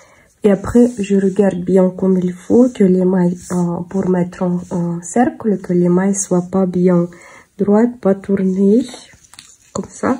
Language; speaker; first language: French; non-native, fluent; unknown